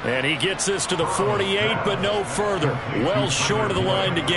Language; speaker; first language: English; native; English